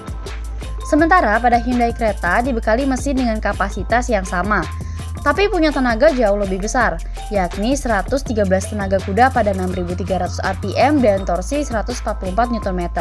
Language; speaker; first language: Indonesian; native; Indonesian